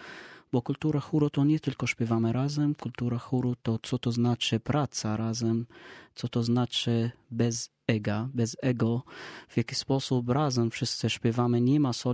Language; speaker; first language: Polish; non-native, learner; Arabic